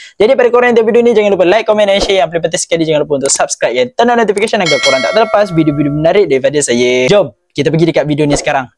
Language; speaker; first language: Malay; native; Malay